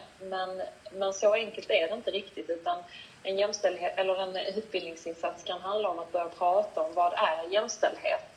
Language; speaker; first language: Swedish; native; Swedish